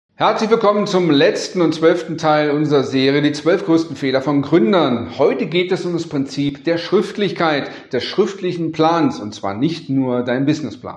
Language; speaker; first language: German; native; German